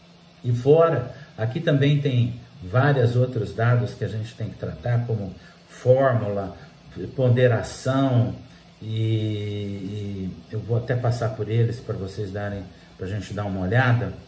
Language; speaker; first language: Portuguese; native; Portuguese